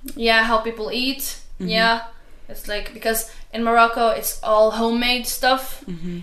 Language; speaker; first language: English; non-native, learner; Arabic